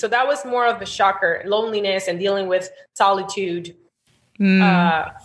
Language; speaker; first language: English; non-native, fluent; Spanish